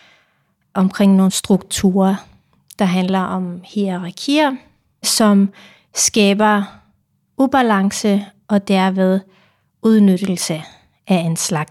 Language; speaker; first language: Danish; non-native, fluent; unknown